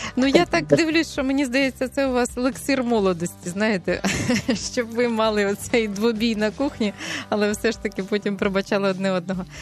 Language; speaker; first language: Ukrainian; native; Ukrainian